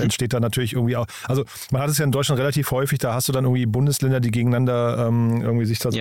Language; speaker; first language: German; native; German